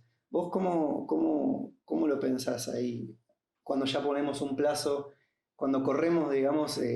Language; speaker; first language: Spanish; native; Spanish